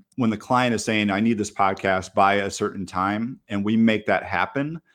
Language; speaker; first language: English; native; English